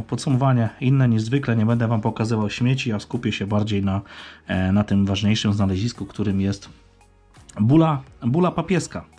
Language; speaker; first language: Polish; native; Polish